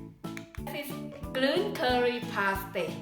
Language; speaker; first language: German; non-native, learner; Thai